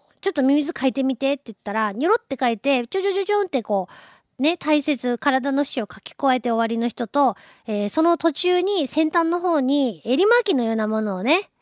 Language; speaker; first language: Japanese; native; Japanese